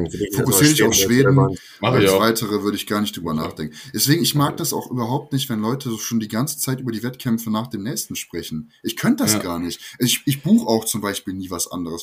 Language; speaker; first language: German; native; German